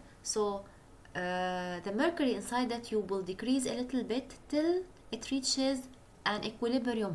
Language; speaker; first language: English; non-native, local second language; Arabic